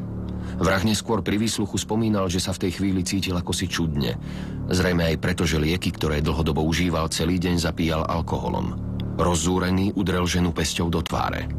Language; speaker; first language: Slovak; native; Slovak